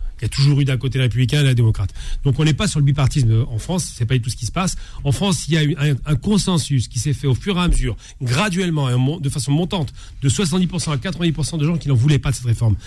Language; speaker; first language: French; native; French